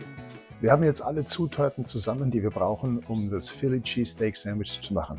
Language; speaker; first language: German; native; German